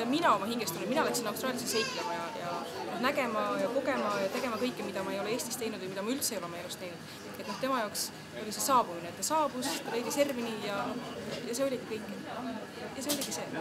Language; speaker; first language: Estonian; native; Estonian